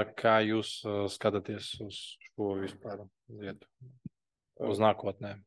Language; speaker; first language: Latvian; non-native, local second language; Russian